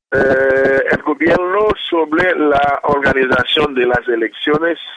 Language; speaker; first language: Spanish; non-native, learner; Haitian Creole